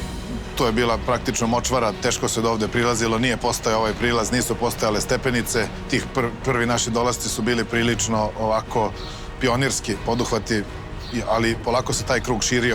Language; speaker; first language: Bosnian; native; Bosnian